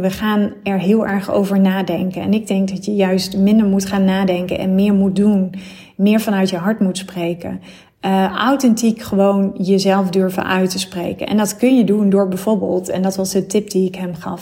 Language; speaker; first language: Dutch; native; Dutch